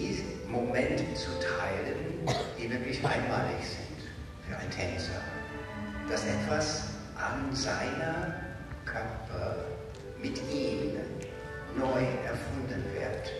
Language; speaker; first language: German; non-native, fluent; English